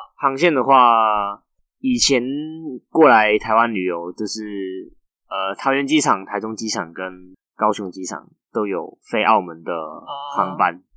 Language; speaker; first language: Chinese; non-native, fluent; Cantonese